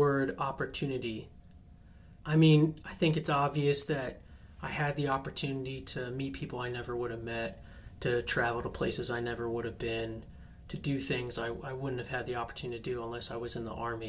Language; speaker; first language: English; native; English